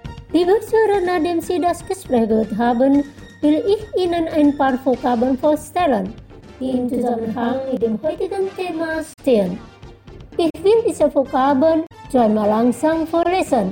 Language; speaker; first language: German; non-native, fluent; Indonesian